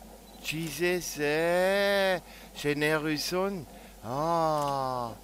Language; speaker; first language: French; non-native, learner; German